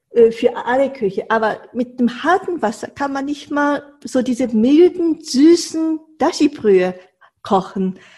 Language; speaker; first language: German; non-native, fluent; Japanese